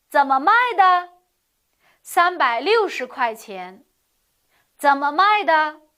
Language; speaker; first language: Chinese; non-native, fluent; Uyghur